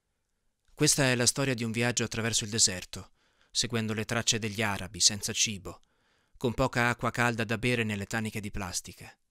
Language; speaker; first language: Italian; native; Italian